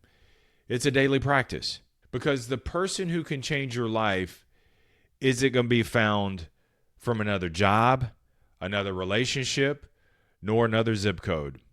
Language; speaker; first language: English; native; English